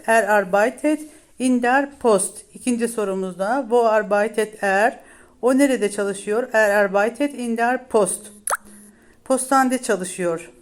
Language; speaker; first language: Turkish; native; Turkish